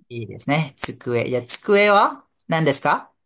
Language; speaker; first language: Japanese; non-native, fluent; Malay